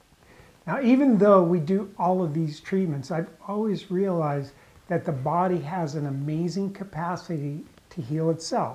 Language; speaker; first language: English; native; English